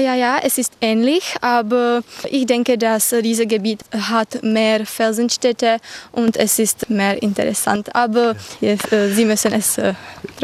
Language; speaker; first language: German; non-native, fluent; Czech